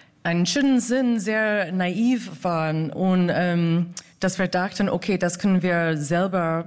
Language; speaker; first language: German; non-native, fluent; English